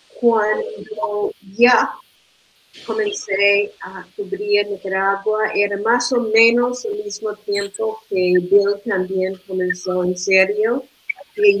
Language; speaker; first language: Spanish; non-native, fluent; English